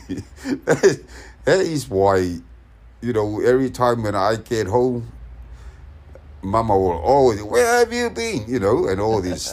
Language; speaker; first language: English; non-native, fluent; Samoan